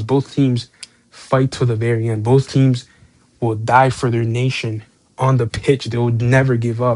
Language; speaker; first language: English; native; English